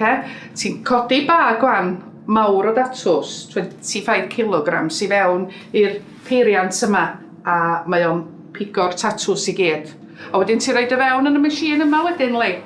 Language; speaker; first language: Welsh; native; Welsh